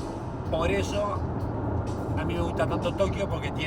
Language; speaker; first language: Spanish; native; Spanish